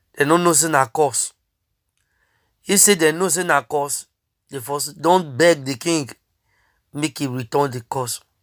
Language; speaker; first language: Nigerian Pidgin; non-native, local second language; Bini